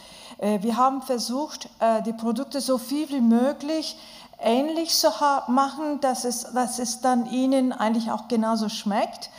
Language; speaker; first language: German; non-native, fluent; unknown